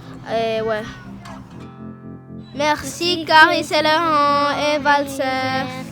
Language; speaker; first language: French; early bilingual, other home language; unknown